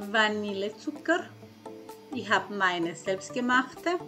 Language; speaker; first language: German; non-native, fluent; Croatian